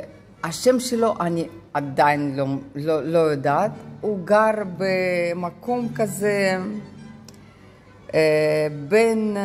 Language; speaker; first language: Hebrew; non-native, fluent; Russian